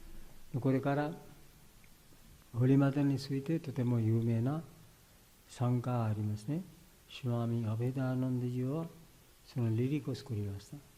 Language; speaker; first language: Japanese; non-native, learner; Bangla